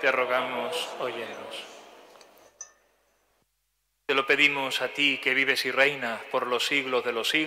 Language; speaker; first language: Spanish; native; Spanish